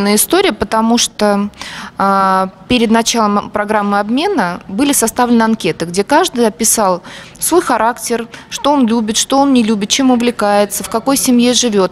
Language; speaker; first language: Russian; native; Russian